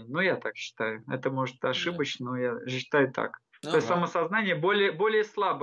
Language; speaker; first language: Russian; non-native, local second language; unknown